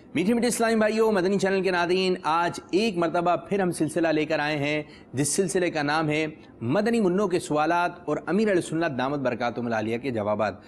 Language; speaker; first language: Urdu; native; Urdu